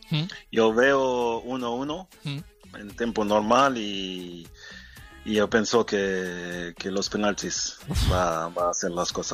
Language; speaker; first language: Spanish; non-native, fluent; French